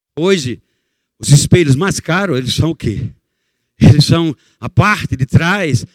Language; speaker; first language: Portuguese; native; Portuguese